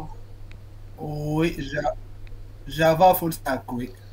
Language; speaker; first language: French; non-native, local second language; Arabic